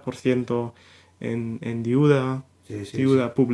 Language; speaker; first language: Spanish; non-native, fluent; German